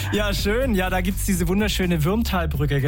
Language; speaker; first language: German; native; German